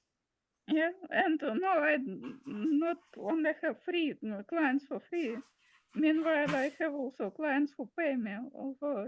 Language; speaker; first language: English; non-native, fluent; Russian